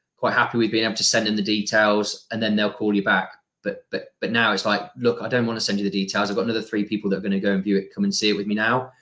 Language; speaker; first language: English; native; English